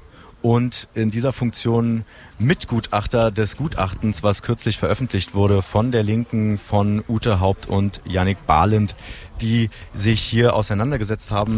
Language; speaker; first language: German; native; German